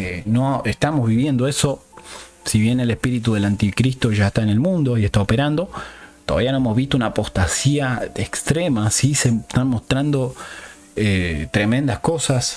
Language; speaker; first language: Spanish; native; Spanish